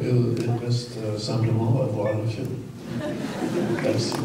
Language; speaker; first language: French; non-native, fluent; English